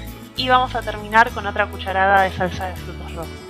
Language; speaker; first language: Spanish; native; Spanish